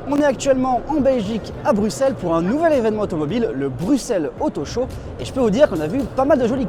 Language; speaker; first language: French; native; French